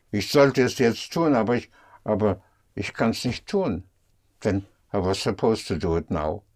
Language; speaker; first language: German; non-native, fluent; English